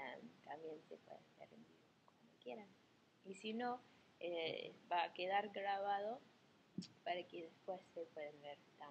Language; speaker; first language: Spanish; non-native, fluent; English